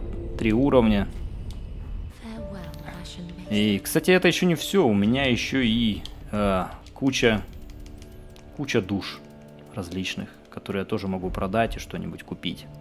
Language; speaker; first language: Russian; native; Russian